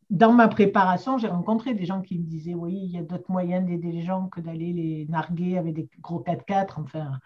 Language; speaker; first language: French; native; French